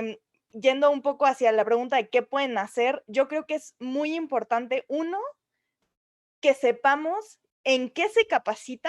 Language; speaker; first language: Spanish; native; Spanish